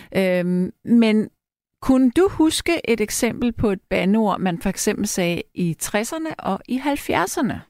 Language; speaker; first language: Danish; native; Danish